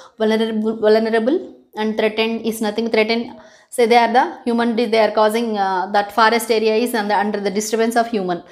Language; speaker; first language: English; non-native, local second language; Telugu